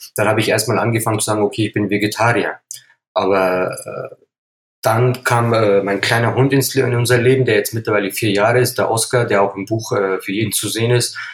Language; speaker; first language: German; native; German